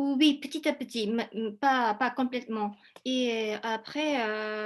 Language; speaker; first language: French; non-native, fluent; Japanese